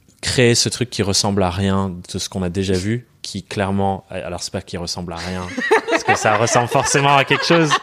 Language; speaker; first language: French; native; French